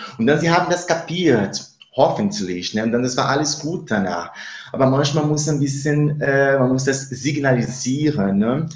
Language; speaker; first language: German; non-native, fluent; Spanish